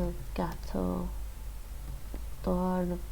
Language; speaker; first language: Italian; non-native, learner; English